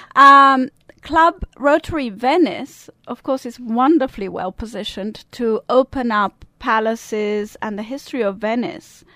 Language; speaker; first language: English; non-native, fluent; Italian